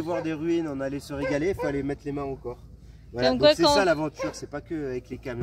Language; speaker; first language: French; native; French